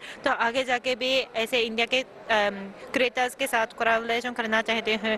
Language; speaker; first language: Hindi; non-native, fluent; Japanese